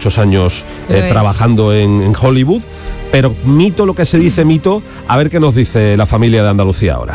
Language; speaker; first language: Spanish; native; Spanish